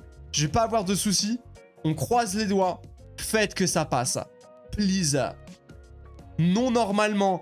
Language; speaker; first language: French; native; French